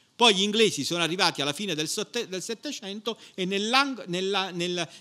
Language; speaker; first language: Italian; native; Italian